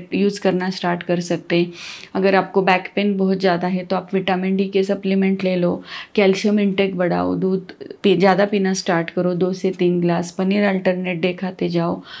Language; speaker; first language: Hindi; non-native, local second language; Marathi